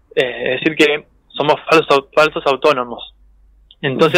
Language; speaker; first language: Spanish; native; Spanish